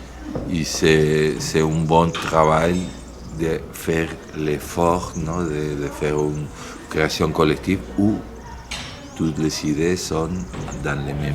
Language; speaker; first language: French; non-native, learner; Spanish